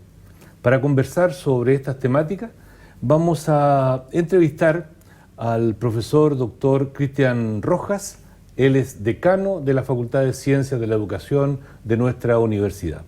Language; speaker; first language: Spanish; native; Spanish